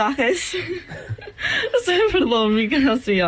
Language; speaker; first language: Spanish; non-native, learner; English